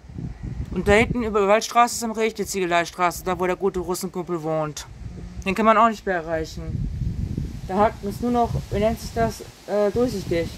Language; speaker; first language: German; native; German